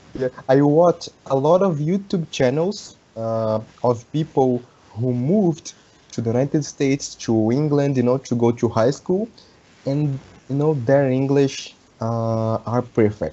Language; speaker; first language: English; non-native, learner; Portuguese